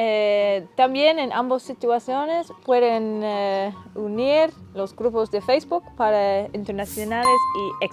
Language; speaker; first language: Spanish; non-native, learner; English